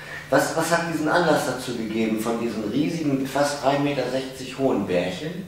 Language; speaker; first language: German; native; German